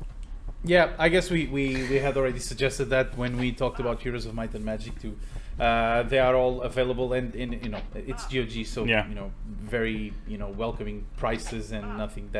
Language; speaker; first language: English; non-native, fluent; Portuguese